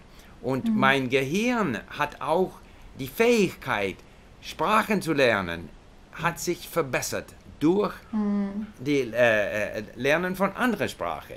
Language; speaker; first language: German; non-native, learner; English